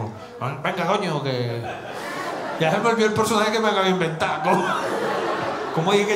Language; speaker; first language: Spanish; native; Spanish